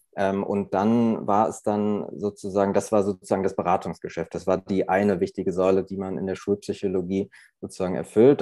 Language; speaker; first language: German; early bilingual, other home language; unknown